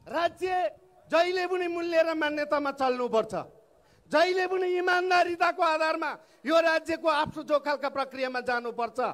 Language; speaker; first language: Nepali; non-native, local second language; Eastern Tamang